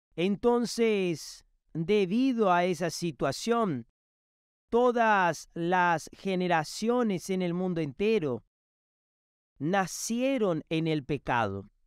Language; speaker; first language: Spanish; non-native, fluent; Portuguese